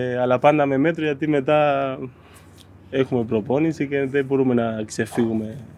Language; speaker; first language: Greek; non-native, fluent; Spanish